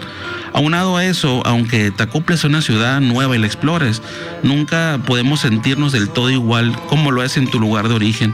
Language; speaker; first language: Spanish; native; Spanish